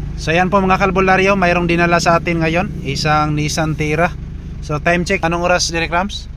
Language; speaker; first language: Filipino; non-native, local second language; Cebuano